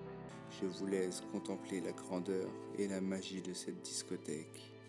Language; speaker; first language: French; native; French